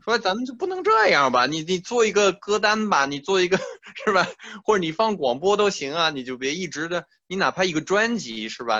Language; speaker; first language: Chinese; non-native, fluent; French